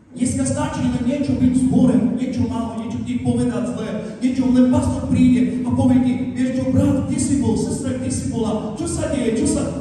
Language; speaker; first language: Slovak; non-native, local second language; Romany